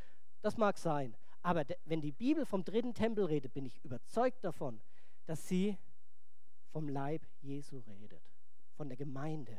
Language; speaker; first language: German; native; German